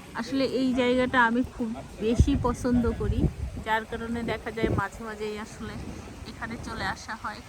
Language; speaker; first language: Bangla; native; Bangla